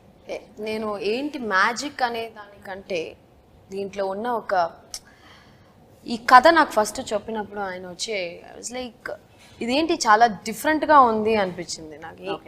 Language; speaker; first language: Telugu; non-native, local second language; Tamil